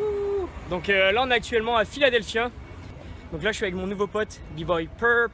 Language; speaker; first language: French; native; French